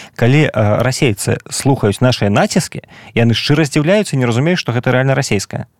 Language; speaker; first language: Belarusian; non-native, local second language; Russian